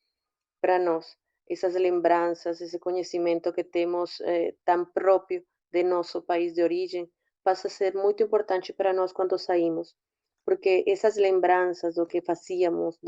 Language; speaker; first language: Portuguese; non-native, fluent; Spanish